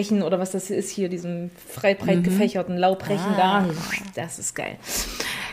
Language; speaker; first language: German; native; German